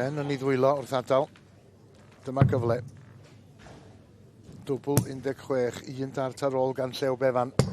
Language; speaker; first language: Welsh; native; Welsh